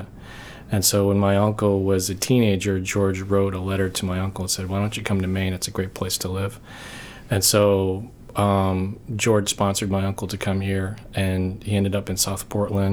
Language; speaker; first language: English; early bilingual, other home language; Korean